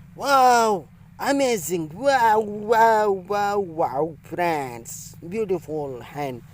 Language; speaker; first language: English; non-native, learner; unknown